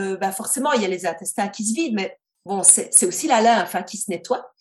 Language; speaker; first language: French; native; French